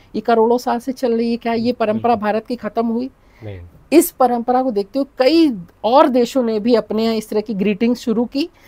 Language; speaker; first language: Hindi; native; Hindi